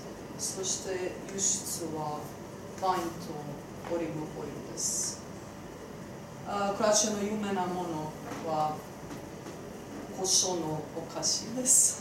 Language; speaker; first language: Japanese; non-native, learner; Croatian